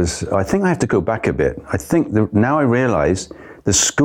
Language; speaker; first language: English; native; English